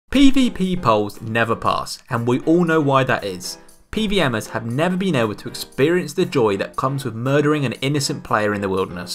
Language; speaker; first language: English; native; English